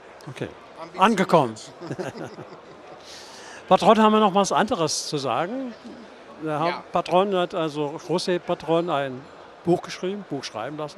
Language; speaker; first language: German; native; German